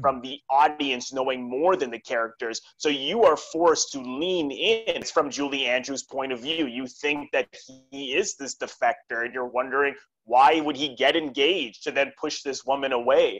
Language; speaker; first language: English; native; English